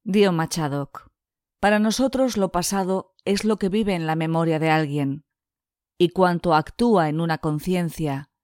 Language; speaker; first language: Spanish; non-native, local second language; Basque